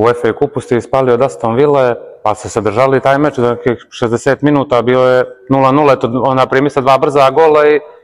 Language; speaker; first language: Bosnian; native; Bosnian